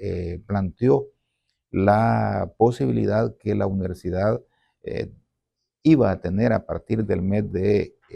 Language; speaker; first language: Spanish; native; Spanish